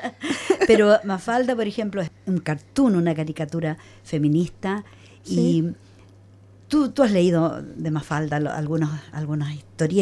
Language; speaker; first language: Spanish; native; Spanish